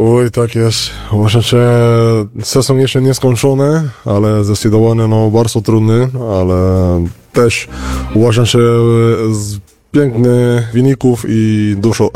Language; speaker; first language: Polish; non-native, fluent; Spanish